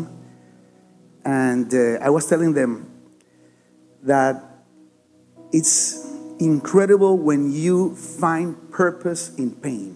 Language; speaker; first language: English; non-native, fluent; Spanish